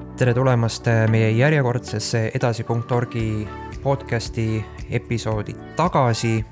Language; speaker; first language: Estonian; native; Estonian